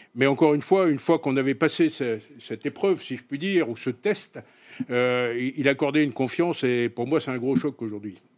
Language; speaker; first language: French; native; French